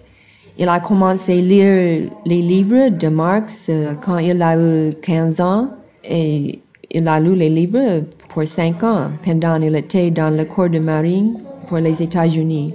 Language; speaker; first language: French; non-native, learner; English